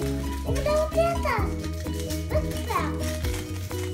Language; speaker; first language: Russian; early bilingual, heritage; Russian